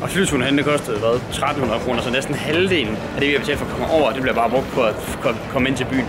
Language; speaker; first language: Danish; native; Danish